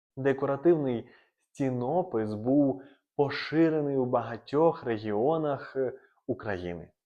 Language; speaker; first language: Ukrainian; native; Ukrainian